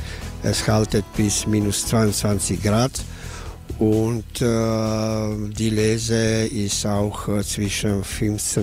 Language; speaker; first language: German; non-native, learner; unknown